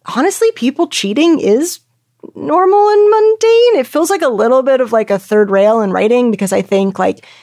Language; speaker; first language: English; native; English